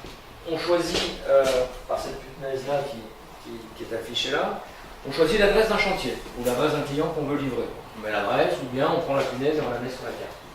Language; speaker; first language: French; native; French